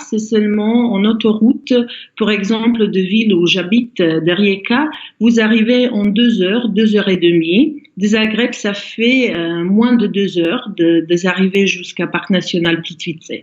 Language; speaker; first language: French; non-native, fluent; Croatian